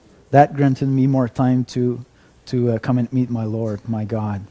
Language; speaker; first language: English; non-native, fluent; French